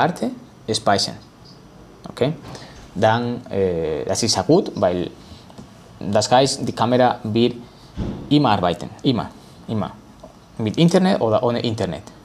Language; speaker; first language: German; non-native, learner; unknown